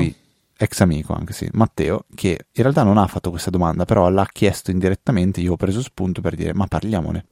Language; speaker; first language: Italian; native; Italian